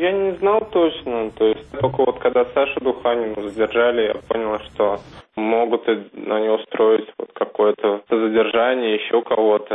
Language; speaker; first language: Russian; native; Russian